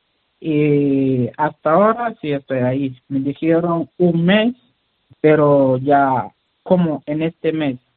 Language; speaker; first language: Spanish; non-native, learner; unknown